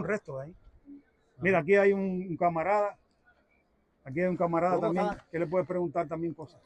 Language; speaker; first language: Spanish; native; Spanish